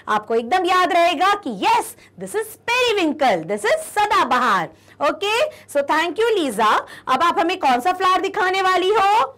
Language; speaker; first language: Hindi; native; Hindi